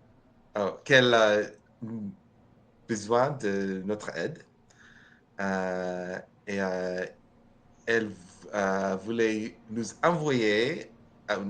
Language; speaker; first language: French; non-native, learner; English